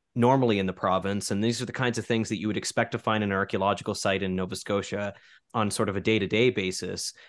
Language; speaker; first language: English; native; English